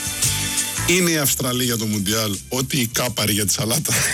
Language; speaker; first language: Greek; native; Greek